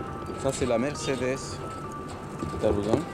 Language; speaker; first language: French; non-native, fluent; Spanish